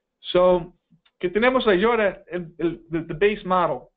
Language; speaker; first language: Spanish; non-native, fluent; English